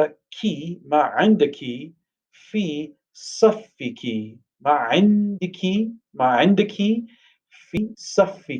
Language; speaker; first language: Arabic; non-native, fluent; English